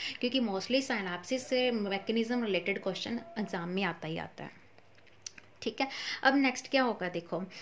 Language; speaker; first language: Hindi; non-native, local second language; Punjabi